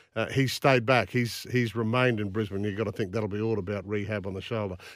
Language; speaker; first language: English; native; English